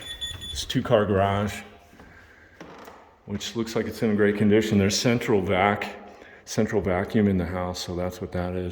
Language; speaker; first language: English; native; English